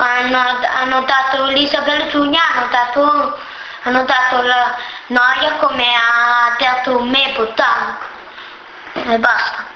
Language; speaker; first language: Italian; early bilingual, other home language; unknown